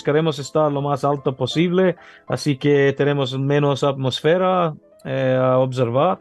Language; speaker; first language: Spanish; non-native, learner; English